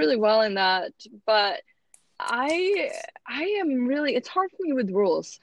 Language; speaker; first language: English; non-native, fluent; Swedish